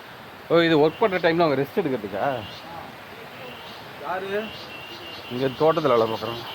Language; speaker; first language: Tamil; native; Tamil